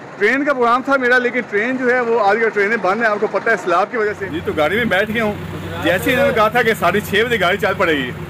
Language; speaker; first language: Urdu; non-native, local second language; Punjabi